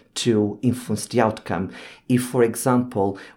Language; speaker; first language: English; non-native, fluent; Portuguese